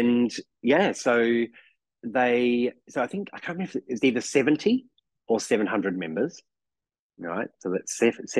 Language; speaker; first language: English; native; English